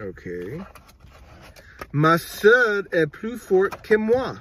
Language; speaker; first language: French; non-native, learner; English